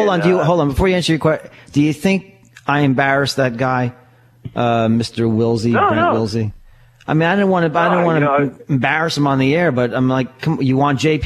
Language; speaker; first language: English; native; English